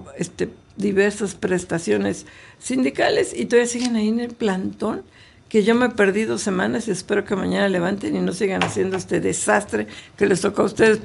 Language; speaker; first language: Spanish; native; Spanish